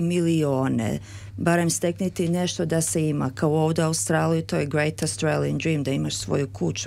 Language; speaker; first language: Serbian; early bilingual, heritage; Serbian